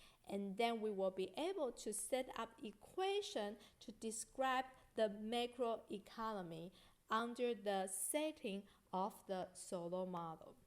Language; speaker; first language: English; non-native, fluent; Chinese